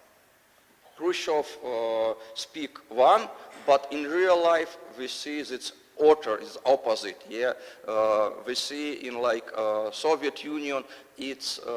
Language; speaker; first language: English; non-native, learner; Russian